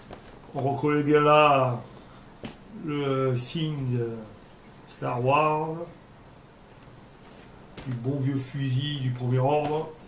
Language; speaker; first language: French; native; French